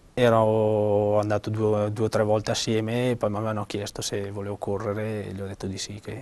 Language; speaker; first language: Italian; native; Italian